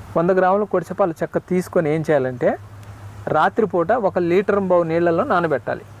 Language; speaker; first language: Telugu; non-native, local second language; Koya